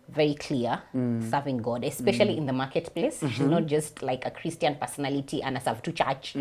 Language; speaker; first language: English; non-native, local second language; Swahili